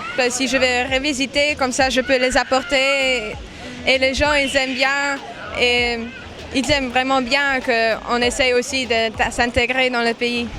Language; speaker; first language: French; non-native, local second language; Luxembourgish